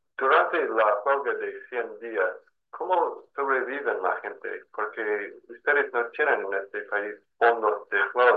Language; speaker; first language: Spanish; non-native, fluent; English